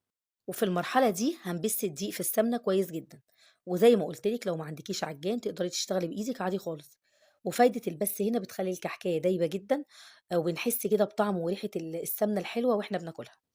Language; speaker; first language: Arabic; native; Arabic